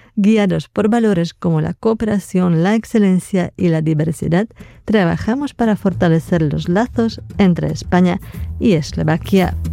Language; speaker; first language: Spanish; non-native, fluent; Slovak